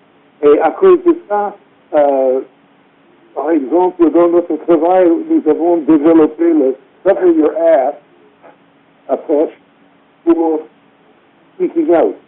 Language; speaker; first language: French; non-native, fluent; English